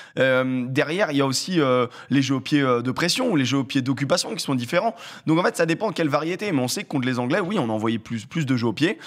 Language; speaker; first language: French; native; French